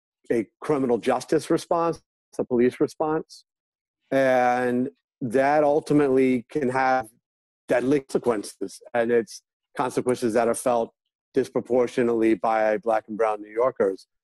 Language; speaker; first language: English; native; English